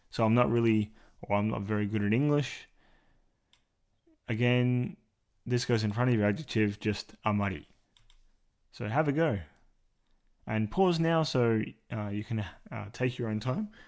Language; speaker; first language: English; native; English